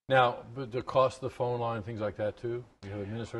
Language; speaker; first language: English; native; English